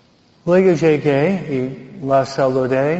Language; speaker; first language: Spanish; non-native, fluent; English